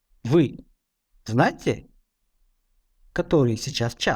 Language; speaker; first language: Russian; non-native, fluent; Tajik